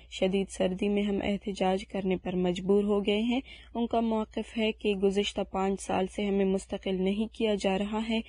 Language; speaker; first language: Urdu; non-native, local second language; Baluchi